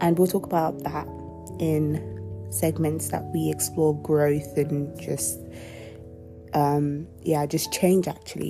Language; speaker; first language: English; non-native, local second language; Yoruba